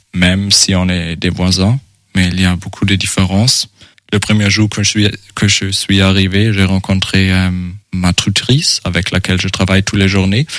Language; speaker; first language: French; non-native, fluent; German